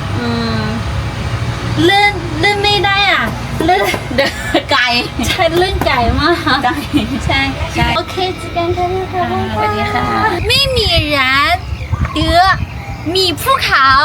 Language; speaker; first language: Thai; non-native, learner; Chinese